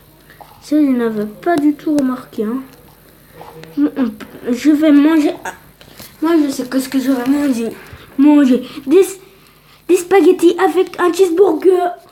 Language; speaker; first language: French; early bilingual, other home language; Polish